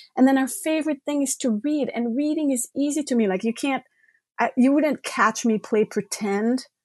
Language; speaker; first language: English; non-native, fluent; French